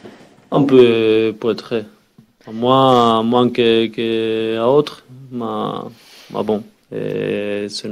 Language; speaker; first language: French; non-native, learner; Spanish